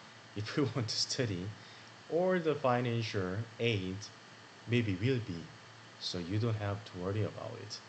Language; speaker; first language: English; non-native, learner; Korean